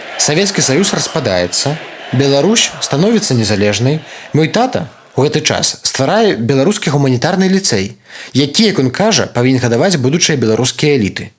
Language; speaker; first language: Belarusian; native; Belarusian